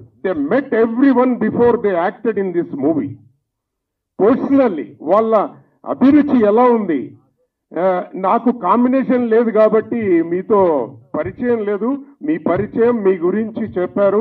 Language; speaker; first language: Telugu; native; Telugu